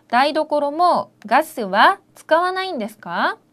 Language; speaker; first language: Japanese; non-native, learner; Korean